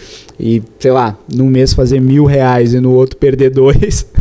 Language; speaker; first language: Portuguese; native; Portuguese